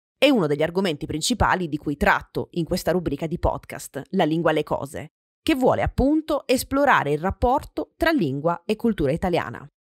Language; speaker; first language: Italian; native; Italian